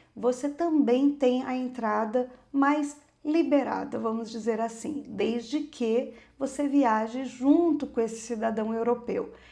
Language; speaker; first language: Portuguese; native; Portuguese